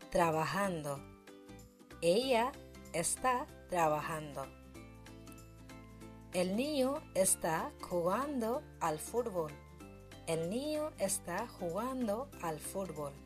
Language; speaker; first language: Spanish; non-native, fluent; Bangla